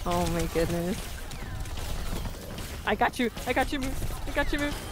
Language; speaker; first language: English; early bilingual, other home language; Spanish